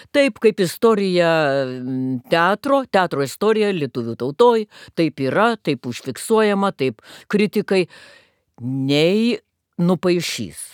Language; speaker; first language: Lithuanian; native; Lithuanian